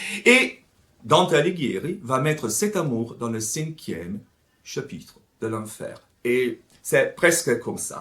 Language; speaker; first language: French; non-native, fluent; Italian